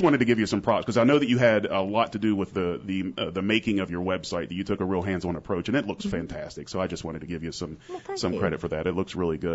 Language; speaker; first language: English; native; English